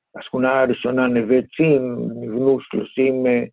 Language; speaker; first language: Hebrew; non-native, fluent; Greek